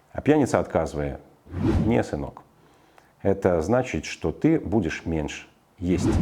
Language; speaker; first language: Belarusian; native; Belarusian